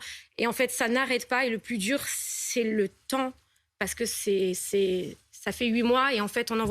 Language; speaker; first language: French; native; French